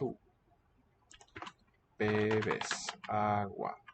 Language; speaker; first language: Spanish; non-native, learner; English